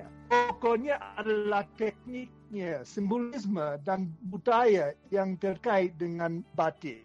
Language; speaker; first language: Indonesian; non-native, fluent; English